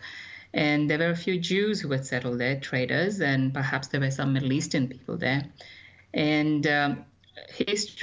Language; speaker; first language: English; non-native, local second language; Malayalam